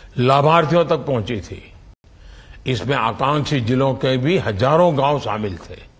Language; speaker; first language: Hindi; non-native, local second language; Gujarati